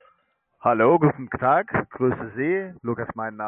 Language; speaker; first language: German; non-native, learner; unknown